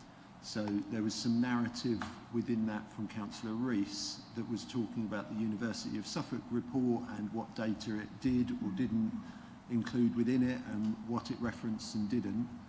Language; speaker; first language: English; native; English